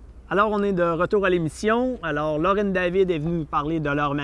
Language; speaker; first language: French; native; French